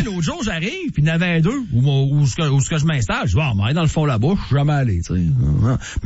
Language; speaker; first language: French; native; French